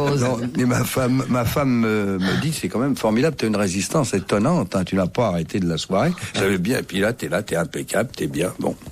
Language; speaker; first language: French; native; French